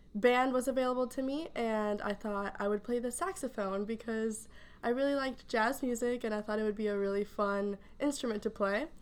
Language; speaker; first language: English; early bilingual, other home language; Spanish